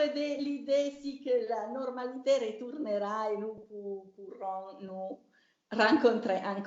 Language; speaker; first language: French; non-native, learner; Italian